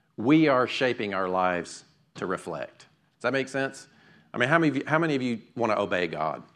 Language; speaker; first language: English; native; English